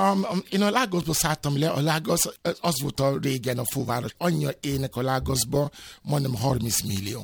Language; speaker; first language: Hungarian; non-native, fluent; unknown